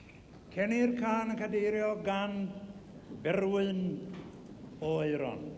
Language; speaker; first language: Welsh; native; Welsh